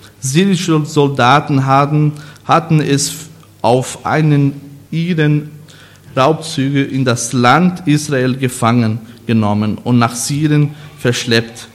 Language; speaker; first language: German; non-native, learner; Portuguese